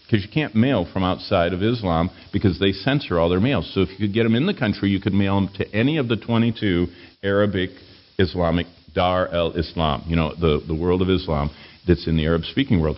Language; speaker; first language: English; native; English